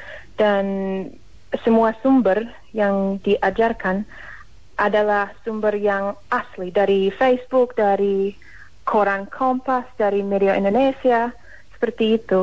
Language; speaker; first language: Indonesian; non-native, fluent; English